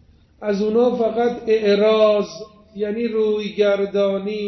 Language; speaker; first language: Persian; native; Persian